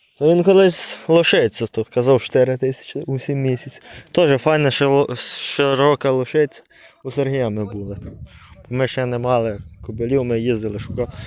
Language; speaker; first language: Ukrainian; native; Ukrainian